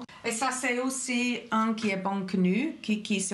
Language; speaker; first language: French; non-native, fluent; English